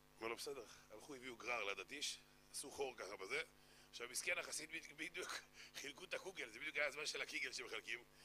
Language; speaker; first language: Hebrew; native; Hebrew